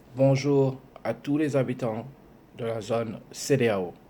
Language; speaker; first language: French; non-native, local second language; Wolof